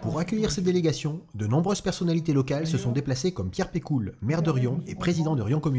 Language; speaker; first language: French; native; French